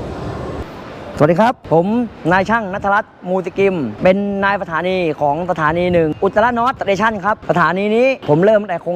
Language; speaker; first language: Thai; native; Thai